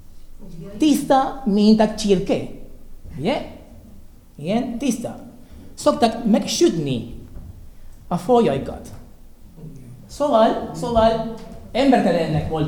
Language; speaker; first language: Hungarian; non-native, learner; Spanish